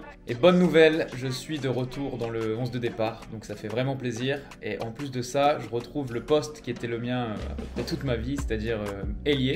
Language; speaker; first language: French; native; French